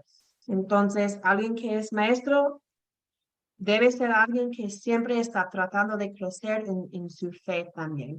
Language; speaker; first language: Spanish; non-native, fluent; English